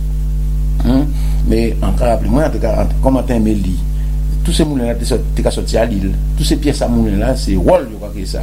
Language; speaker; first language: French; non-native, local second language; Guadeloupean Creole French